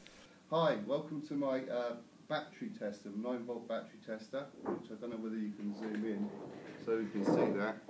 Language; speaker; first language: English; native; English